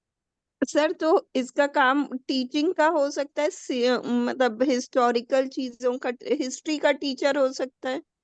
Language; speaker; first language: Hindi; native; Hindi